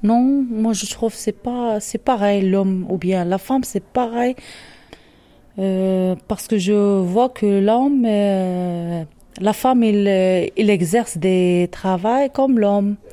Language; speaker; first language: French; non-native, learner; Arabic